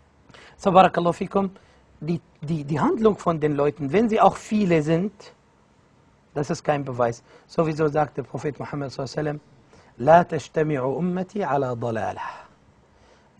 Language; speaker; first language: German; non-native, fluent; Arabic